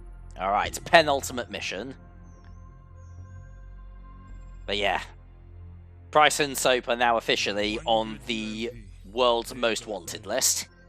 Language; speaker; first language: English; native; English